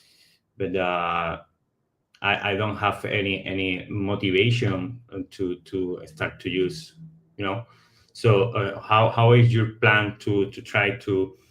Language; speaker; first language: English; non-native, learner; Spanish